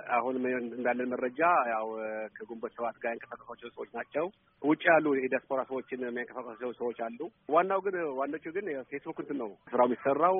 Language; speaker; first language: Amharic; non-native, local second language; Tigrinya